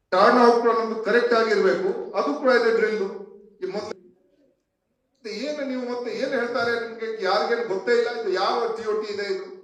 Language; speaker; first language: Kannada; non-native, fluent; Hindi